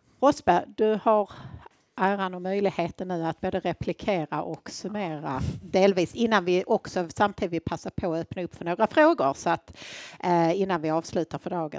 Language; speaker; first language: Swedish; native; Swedish